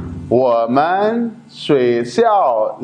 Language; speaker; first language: Chinese; non-native, learner; Urdu